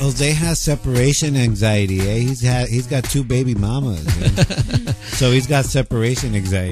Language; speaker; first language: English; early bilingual, other home language; Spanish